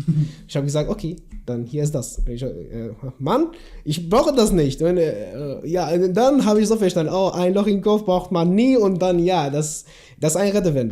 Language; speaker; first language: German; non-native, learner; Kurdish